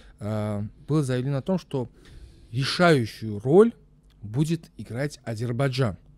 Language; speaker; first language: Russian; non-native, local second language; Armenian